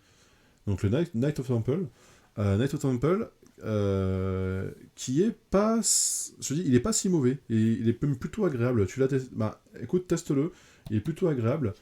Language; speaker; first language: French; native; French